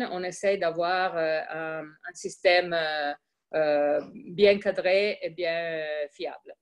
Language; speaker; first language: French; non-native, fluent; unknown